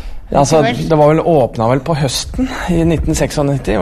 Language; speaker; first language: Norwegian; native; Norwegian